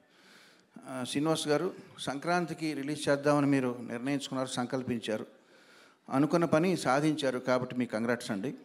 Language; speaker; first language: Telugu; native; Telugu